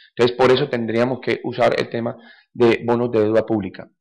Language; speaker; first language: Spanish; native; Spanish